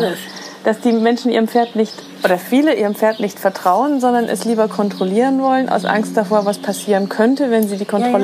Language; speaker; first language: German; native; German